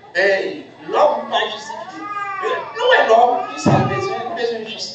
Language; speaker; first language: French; non-native, local second language; Haitian Creole